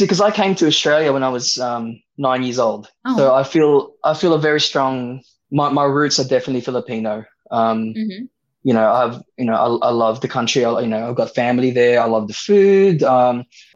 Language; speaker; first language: English; native; English